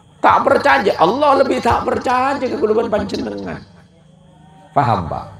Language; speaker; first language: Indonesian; native; Indonesian